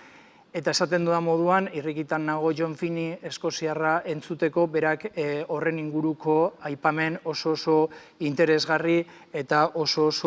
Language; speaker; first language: Basque; native; Basque